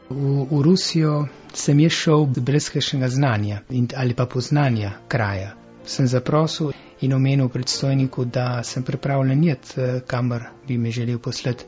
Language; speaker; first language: Slovenian; early bilingual, heritage; Slovenian